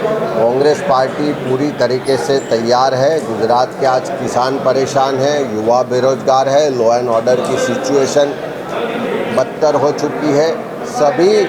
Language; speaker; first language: Hindi; non-native, local second language; Gujarati